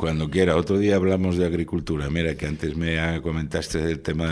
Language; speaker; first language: Spanish; native; Spanish